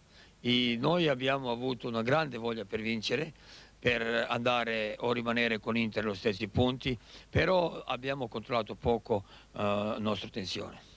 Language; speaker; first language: Italian; non-native, fluent; Serbian